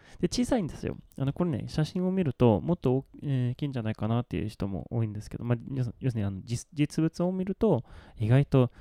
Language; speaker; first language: Japanese; non-native, fluent; Swedish